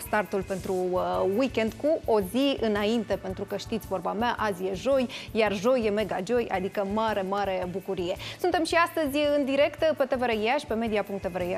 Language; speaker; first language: Romanian; native; Romanian